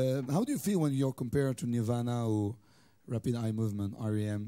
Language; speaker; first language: English; non-native, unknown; French